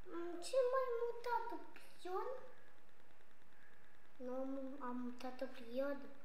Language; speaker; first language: Romanian; non-native, learner; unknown